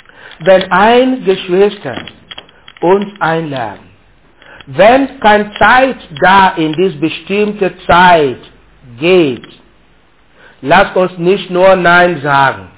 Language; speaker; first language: German; non-native, learner; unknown